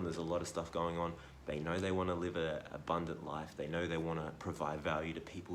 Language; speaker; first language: English; native; English